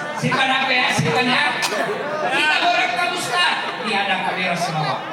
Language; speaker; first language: Indonesian; non-native, local second language; Buginese